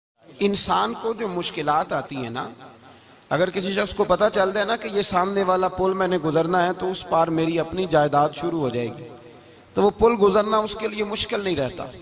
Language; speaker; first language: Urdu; non-native, local second language; Punjabi